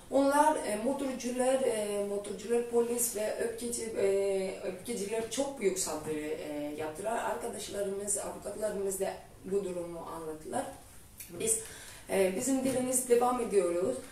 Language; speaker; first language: Turkish; non-native, learner; Greek